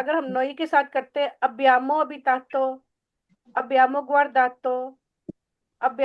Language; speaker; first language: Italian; non-native, fluent; Punjabi